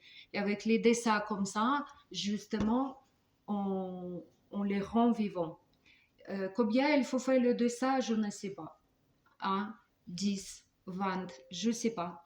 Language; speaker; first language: French; non-native, fluent; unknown